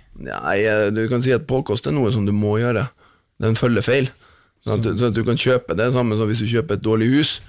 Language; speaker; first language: Norwegian; native; Norwegian